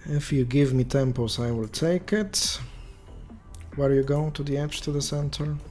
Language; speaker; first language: English; non-native, fluent; Polish